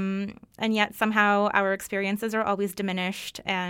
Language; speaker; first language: English; non-native, fluent; Russian